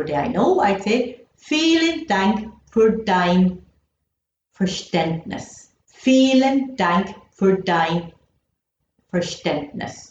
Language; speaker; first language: German; non-native, fluent; English